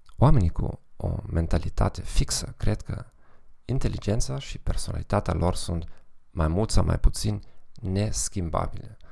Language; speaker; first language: Romanian; non-native, fluent; German